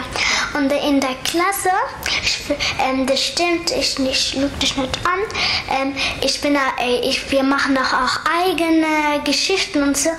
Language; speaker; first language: German; early bilingual, other home language; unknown